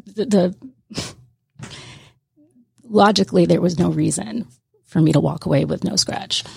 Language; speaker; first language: English; native; English